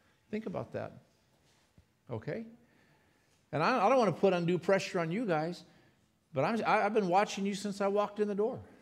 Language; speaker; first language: English; native; English